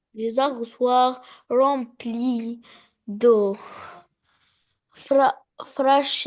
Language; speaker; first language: French; non-native, learner; Arabic